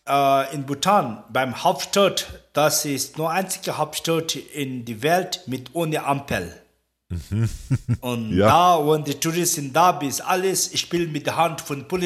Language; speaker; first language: German; non-native, learner; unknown